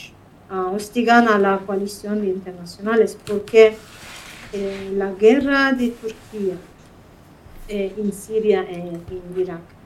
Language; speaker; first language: Spanish; non-native, fluent; Kurdish